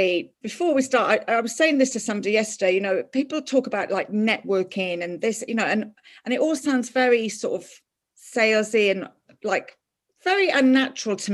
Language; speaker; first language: English; native; English